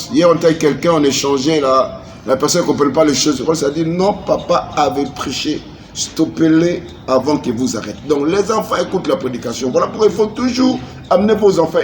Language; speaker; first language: French; non-native, local second language; Lingala